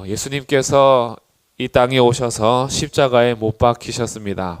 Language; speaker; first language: Korean; native; Korean